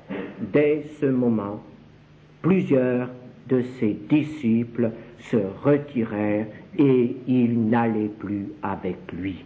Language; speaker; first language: French; native; French